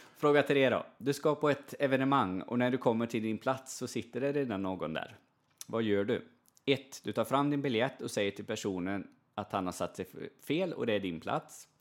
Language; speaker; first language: Swedish; native; Swedish